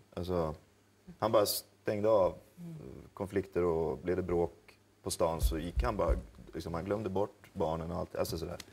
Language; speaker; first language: Swedish; native; Swedish